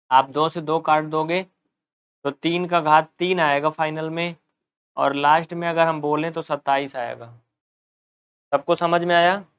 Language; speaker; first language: Hindi; native; Hindi